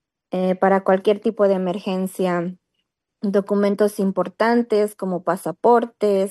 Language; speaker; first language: Spanish; native; Spanish